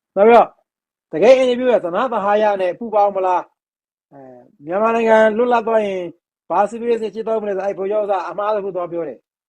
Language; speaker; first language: Burmese; native; Burmese